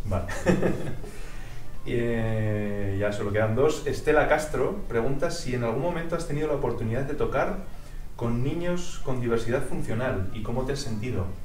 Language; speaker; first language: Spanish; native; Spanish